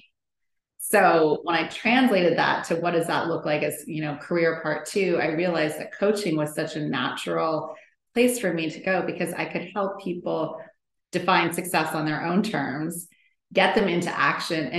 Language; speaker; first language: English; native; English